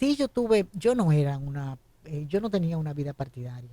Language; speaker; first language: Spanish; native; Spanish